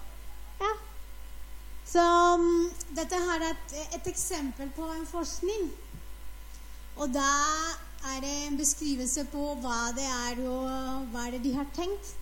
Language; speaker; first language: Norwegian; non-native, fluent; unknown